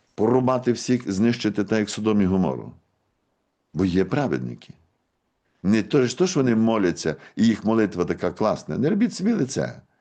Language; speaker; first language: Ukrainian; native; Ukrainian